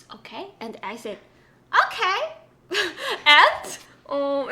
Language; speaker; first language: English; non-native, learner; Korean